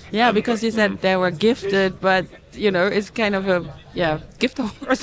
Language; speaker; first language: English; non-native, fluent; German